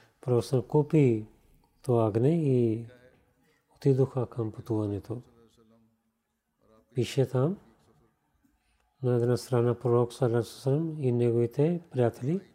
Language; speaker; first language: Bulgarian; non-native, learner; Urdu